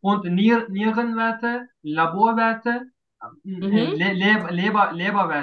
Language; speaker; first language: German; non-native, learner; Turkish